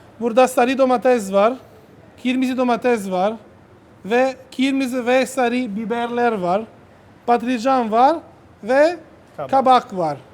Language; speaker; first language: Turkish; non-native, learner; Italian